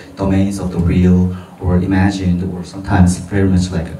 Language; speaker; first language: English; non-native, fluent; Korean